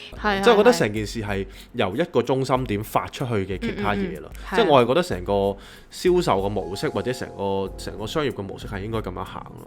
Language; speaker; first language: Cantonese; native; Cantonese